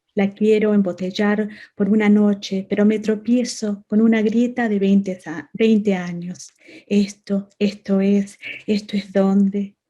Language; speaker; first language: Spanish; native; Spanish